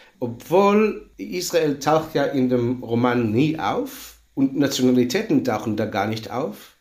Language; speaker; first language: German; non-native, fluent; Hebrew